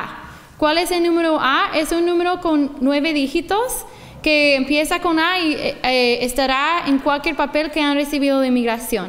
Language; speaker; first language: Spanish; non-native, fluent; English